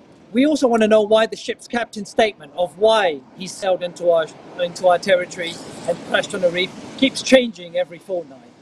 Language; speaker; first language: English; non-native, local second language; Morisyen